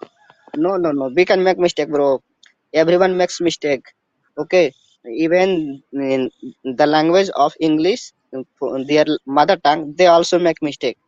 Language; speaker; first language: English; non-native, learner; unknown